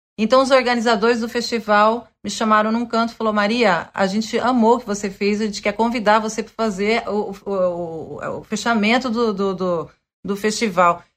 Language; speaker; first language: Portuguese; early bilingual, other home language; Spanish